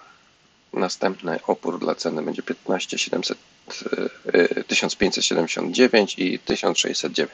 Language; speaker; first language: Polish; native; Polish